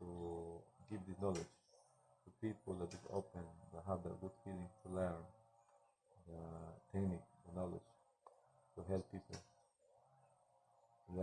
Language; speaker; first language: English; non-native, learner; Spanish